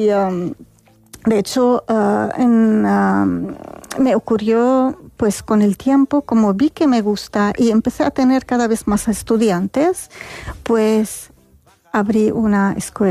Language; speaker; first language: Spanish; non-native, fluent; Arabic